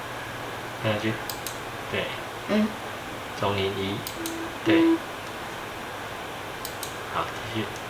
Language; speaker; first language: Chinese; native; Chinese